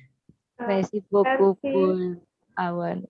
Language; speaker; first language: French; non-native, learner; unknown